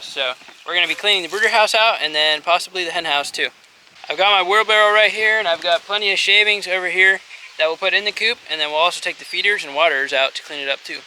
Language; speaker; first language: English; native; English